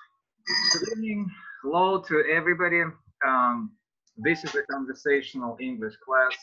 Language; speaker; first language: English; non-native, fluent; Russian